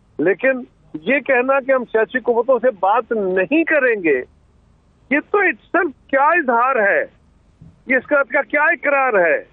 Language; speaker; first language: Urdu; non-native, local second language; Punjabi